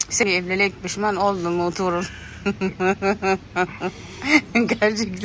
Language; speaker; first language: Turkish; non-native, learner; Arabic